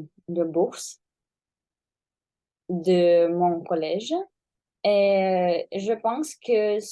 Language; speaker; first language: French; non-native, learner; Russian